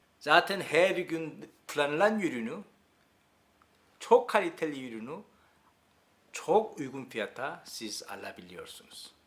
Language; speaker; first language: Turkish; non-native, learner; Korean